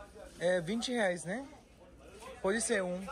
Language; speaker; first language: Portuguese; non-native, learner; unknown